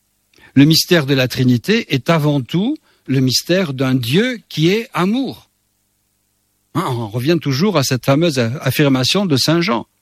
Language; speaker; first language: French; native; French